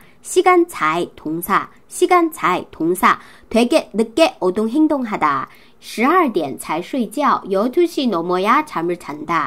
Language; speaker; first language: Korean; non-native, fluent; Chinese